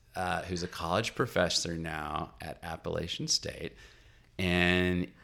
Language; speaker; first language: English; native; English